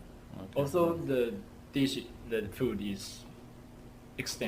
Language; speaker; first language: English; non-native, learner; Chinese